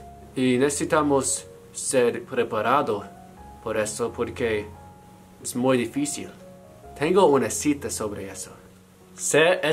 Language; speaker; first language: Spanish; non-native, learner; English